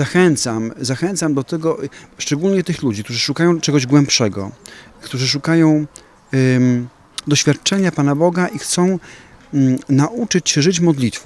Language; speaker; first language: Polish; native; Polish